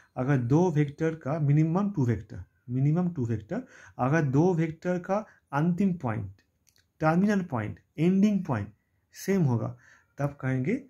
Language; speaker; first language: Hindi; non-native, local second language; Bangla